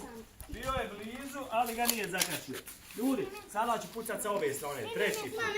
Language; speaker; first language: Bosnian; native; Bosnian